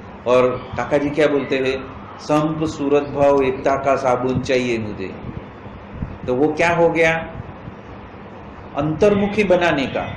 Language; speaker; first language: Hindi; non-native, local second language; Gujarati